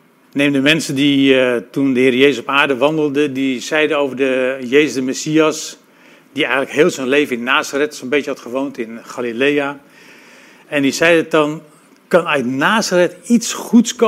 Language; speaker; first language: Dutch; native; Dutch